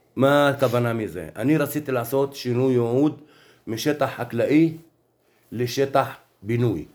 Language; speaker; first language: Hebrew; non-native, local second language; Arabic